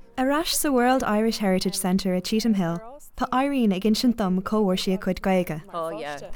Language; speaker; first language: Irish; non-native, local second language; English